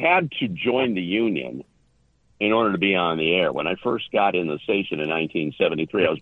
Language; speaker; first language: English; native; English